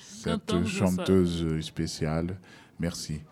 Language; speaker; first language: French; non-native, learner; Portuguese